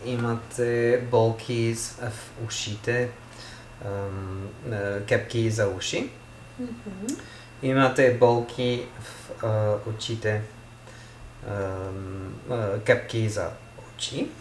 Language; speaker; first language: Bulgarian; non-native, learner; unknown